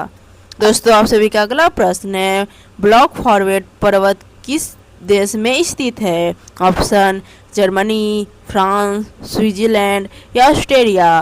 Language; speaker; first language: Hindi; native; Hindi